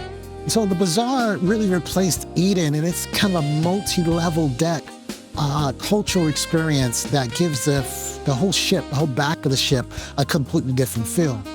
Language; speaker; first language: English; native; English